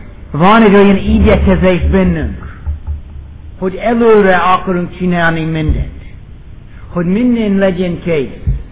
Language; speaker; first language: Hungarian; non-native, fluent; English